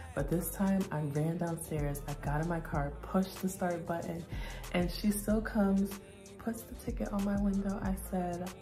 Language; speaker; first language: English; native; English